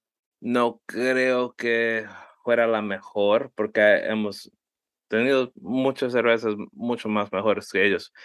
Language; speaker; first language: Spanish; early bilingual, heritage; Spanish